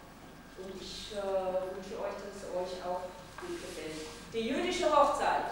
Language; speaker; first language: German; non-native, fluent; Hebrew